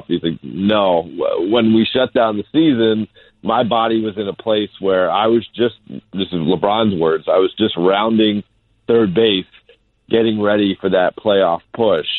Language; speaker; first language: English; native; English